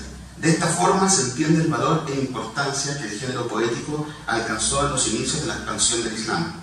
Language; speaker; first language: Spanish; native; Spanish